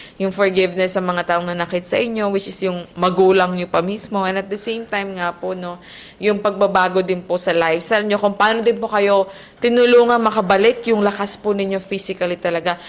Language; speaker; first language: Filipino; native; Filipino